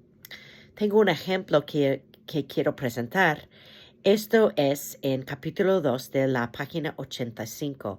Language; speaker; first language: Spanish; non-native, fluent; English